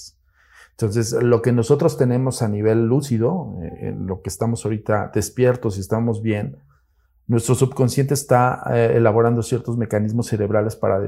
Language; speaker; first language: Spanish; native; Spanish